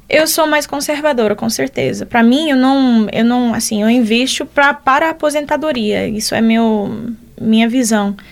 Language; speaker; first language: Portuguese; early bilingual, heritage; Portuguese